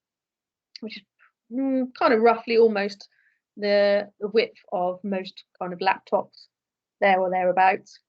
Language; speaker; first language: English; native; English